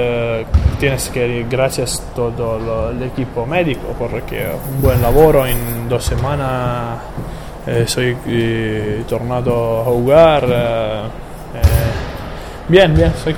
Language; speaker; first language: Spanish; non-native, learner; Italian